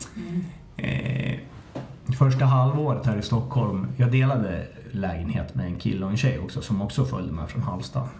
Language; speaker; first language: Swedish; native; Swedish